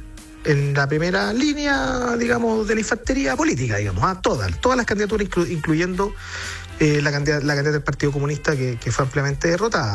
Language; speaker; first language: Spanish; native; Spanish